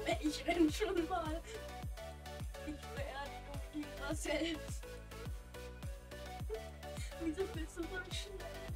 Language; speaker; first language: German; native; German